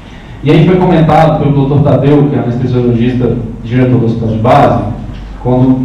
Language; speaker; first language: Portuguese; native; Portuguese